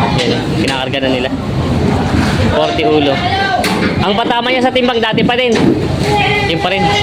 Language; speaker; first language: Filipino; native; Filipino